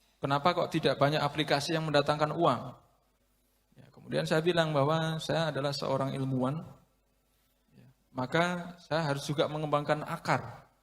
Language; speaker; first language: Indonesian; non-native, local second language; Javanese